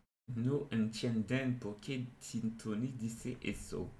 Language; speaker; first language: Spanish; non-native, learner; French